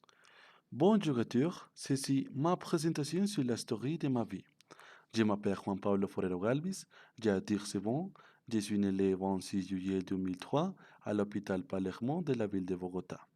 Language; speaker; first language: French; non-native, learner; Spanish